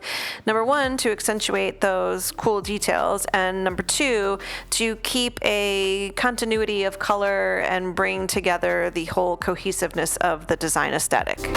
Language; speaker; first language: English; native; English